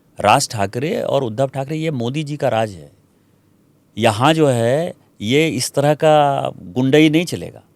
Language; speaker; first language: Hindi; native; Hindi